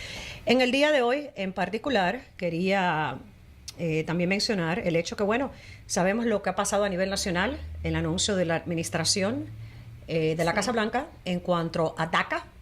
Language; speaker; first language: Spanish; native; Spanish